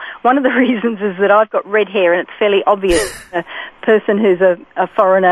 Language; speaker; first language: English; native; English